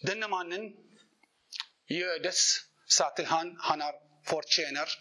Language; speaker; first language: Swedish; non-native, learner; Arabic